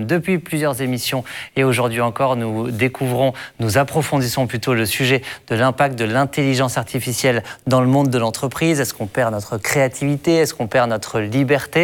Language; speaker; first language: French; native; French